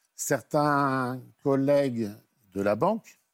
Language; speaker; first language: French; native; French